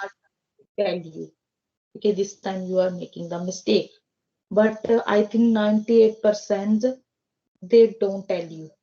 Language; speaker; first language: English; non-native, learner; Hindi